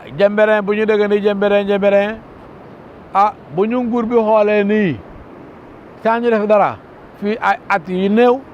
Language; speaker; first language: Wolof; non-native, local second language; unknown